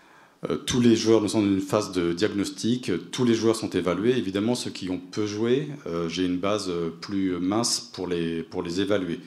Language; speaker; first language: French; native; French